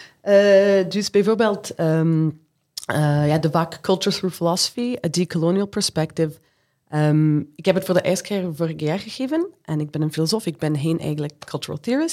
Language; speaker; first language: Dutch; non-native, fluent; English